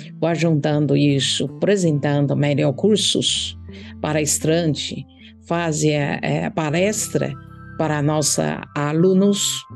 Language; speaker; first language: Portuguese; non-native, learner; Chinese